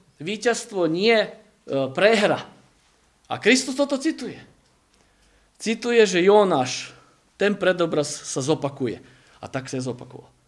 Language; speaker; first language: Slovak; native; Slovak